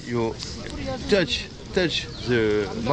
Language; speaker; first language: English; non-native, learner; French